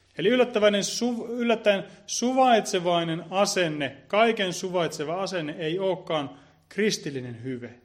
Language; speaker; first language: Finnish; native; Finnish